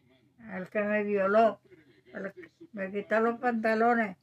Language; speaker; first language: Spanish; native; Spanish